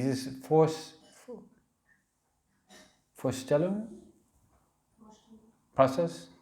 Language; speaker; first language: German; non-native, learner; English